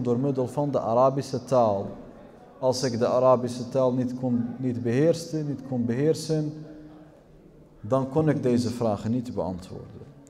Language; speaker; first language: Dutch; early bilingual, other home language; Arabic